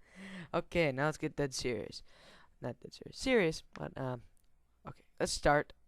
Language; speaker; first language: English; native; English